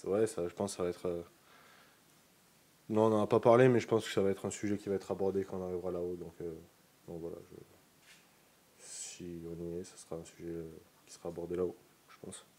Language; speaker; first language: French; native; French